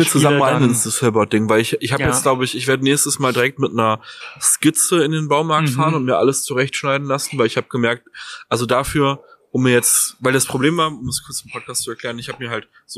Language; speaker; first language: German; native; German